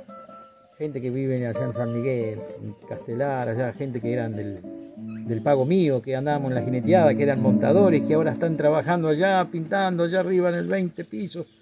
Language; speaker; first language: Spanish; native; Spanish